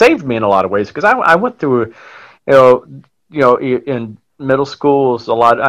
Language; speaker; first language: English; native; English